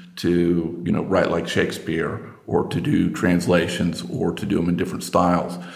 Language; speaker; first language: English; native; English